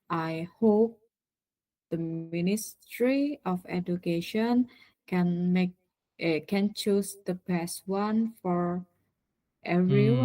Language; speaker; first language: English; non-native, learner; Indonesian